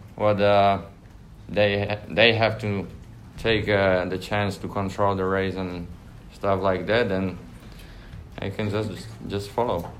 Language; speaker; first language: English; non-native, fluent; Slovak